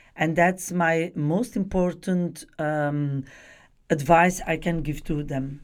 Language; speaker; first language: English; non-native, fluent; Dutch